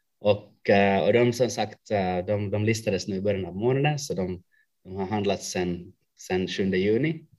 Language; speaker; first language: Swedish; non-native, local second language; Finnish